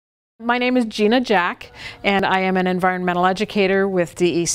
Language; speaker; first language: English; native; English